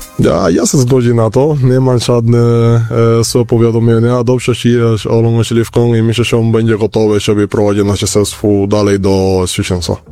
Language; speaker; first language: Polish; non-native, learner; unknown